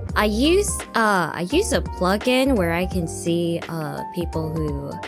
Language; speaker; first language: English; native; English